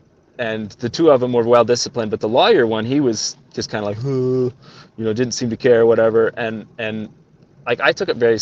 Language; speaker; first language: English; native; English